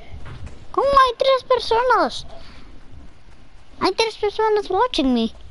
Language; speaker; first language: Spanish; early bilingual, heritage; Spanish